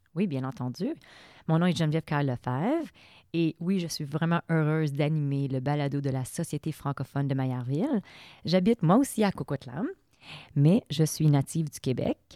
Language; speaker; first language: French; native; French